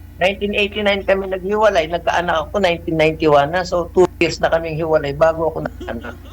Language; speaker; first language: Filipino; native; Filipino